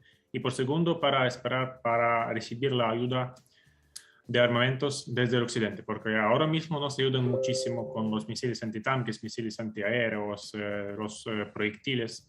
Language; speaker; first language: Spanish; non-native, fluent; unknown